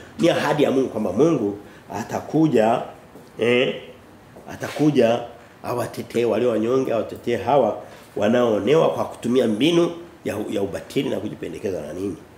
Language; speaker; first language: Swahili; native; Swahili